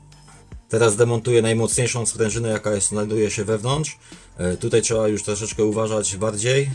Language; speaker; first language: Polish; native; Polish